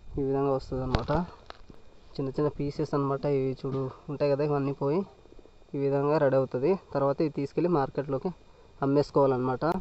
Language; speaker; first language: Telugu; non-native, local second language; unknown